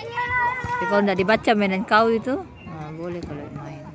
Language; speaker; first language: Malay; native; Malay